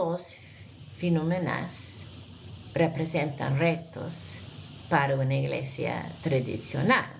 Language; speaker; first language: Spanish; non-native, fluent; English